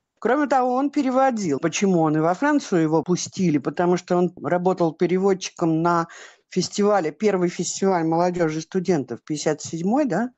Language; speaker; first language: Russian; native; Russian